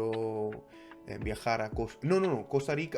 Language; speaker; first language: Spanish; non-native, fluent; English